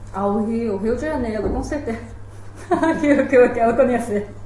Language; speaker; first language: Portuguese; non-native, fluent; Chinese